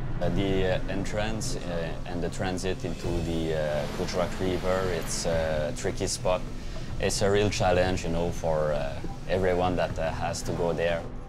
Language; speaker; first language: English; non-native, fluent; French